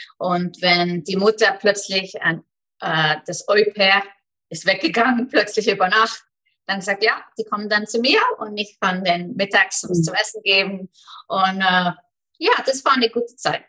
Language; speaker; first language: German; non-native, fluent; Icelandic